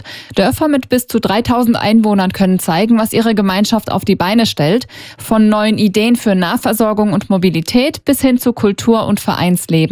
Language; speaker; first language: German; native; German